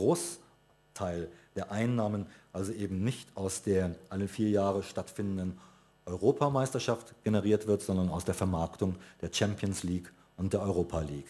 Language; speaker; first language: German; native; German